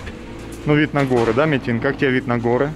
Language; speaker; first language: Russian; native; Russian